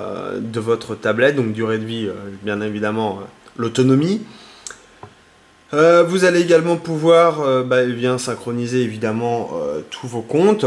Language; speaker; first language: French; native; French